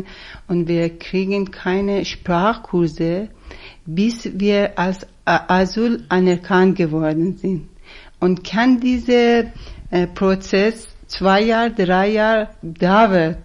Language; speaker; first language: German; non-native, fluent; Persian